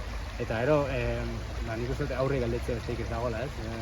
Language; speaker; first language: Basque; native; Basque